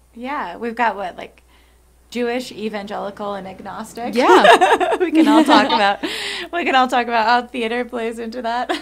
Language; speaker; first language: English; native; English